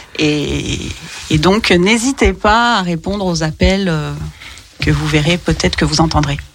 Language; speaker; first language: French; native; French